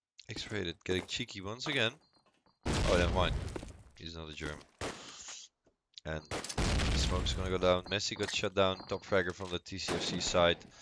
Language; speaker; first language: English; non-native, fluent; Dutch